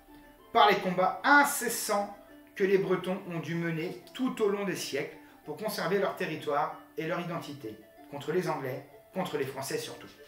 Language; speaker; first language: French; native; French